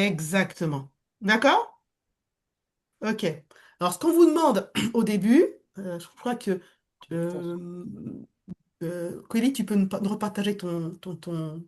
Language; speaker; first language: French; native; French